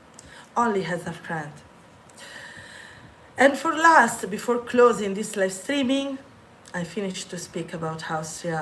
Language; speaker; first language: English; non-native, fluent; Italian